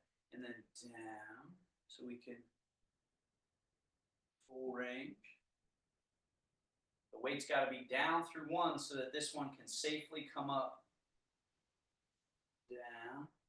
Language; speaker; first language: English; native; English